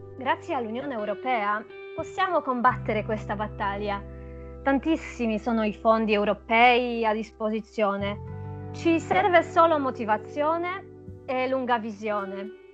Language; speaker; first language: Italian; non-native, fluent; Polish